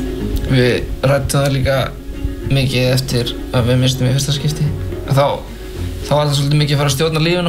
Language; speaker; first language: Icelandic; native; Icelandic